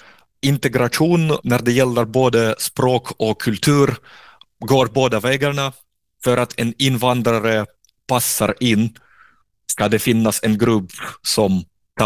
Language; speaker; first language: Swedish; non-native, fluent; Russian